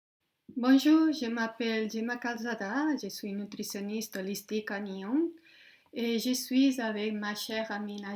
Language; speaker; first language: French; non-native, fluent; Spanish